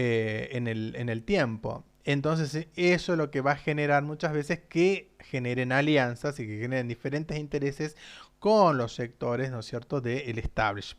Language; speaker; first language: Spanish; native; Spanish